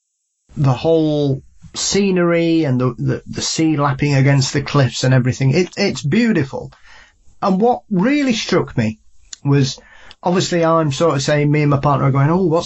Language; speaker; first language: English; native; English